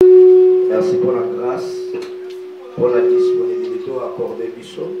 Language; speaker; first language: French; non-native, local second language; Lingala